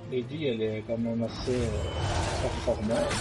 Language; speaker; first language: French; native; French